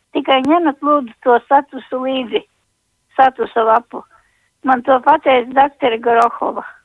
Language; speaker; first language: Latvian; native; Latvian